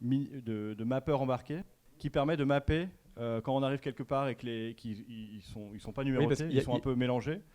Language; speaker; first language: French; native; French